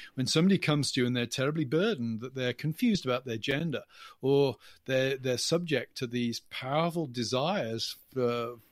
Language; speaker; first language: English; native; English